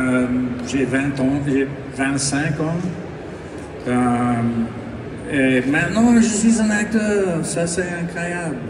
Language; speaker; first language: French; non-native, learner; English